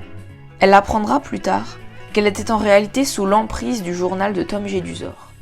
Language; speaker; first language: French; native; French